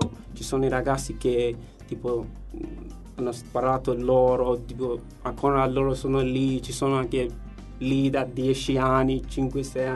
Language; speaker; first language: Italian; non-native, learner; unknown